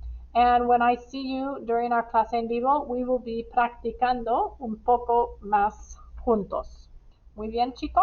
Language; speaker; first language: Spanish; non-native, fluent; English